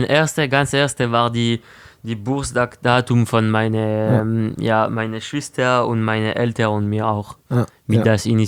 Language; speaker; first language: German; non-native, local second language; French